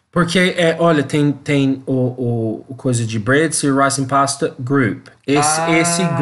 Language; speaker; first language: Portuguese; non-native, learner; English